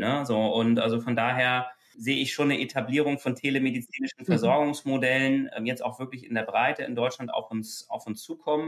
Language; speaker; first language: German; native; German